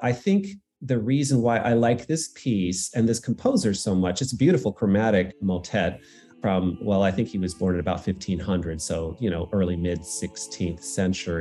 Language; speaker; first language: English; native; English